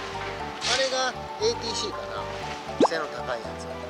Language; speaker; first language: Japanese; native; Japanese